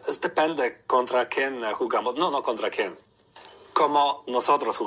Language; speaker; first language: Spanish; non-native, learner; Polish